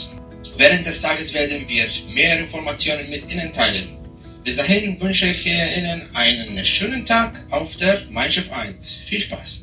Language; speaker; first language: German; non-native, fluent; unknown